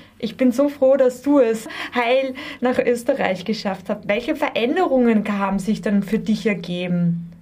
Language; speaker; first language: German; native; German